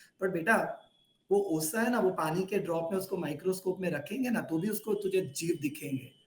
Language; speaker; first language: Hindi; non-native, local second language; Gujarati